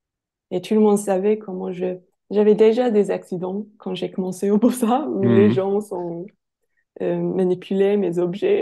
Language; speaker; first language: French; non-native, fluent; English